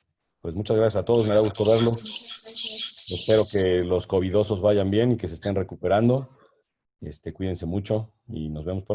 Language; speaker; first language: Spanish; native; Spanish